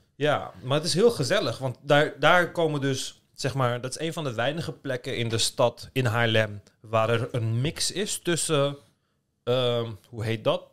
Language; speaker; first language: Dutch; early bilingual, other home language; Turkish